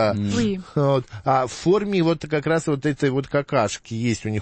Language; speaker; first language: Russian; native; Russian